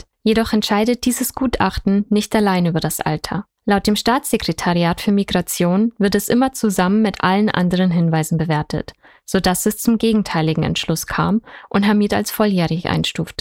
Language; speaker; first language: German; native; German